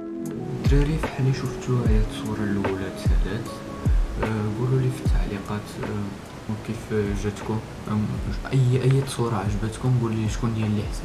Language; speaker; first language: Arabic; native; Arabic